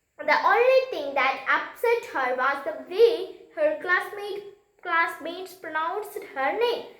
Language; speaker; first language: English; non-native, local second language; Malayalam